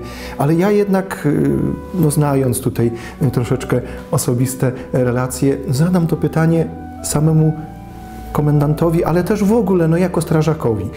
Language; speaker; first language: Polish; native; Polish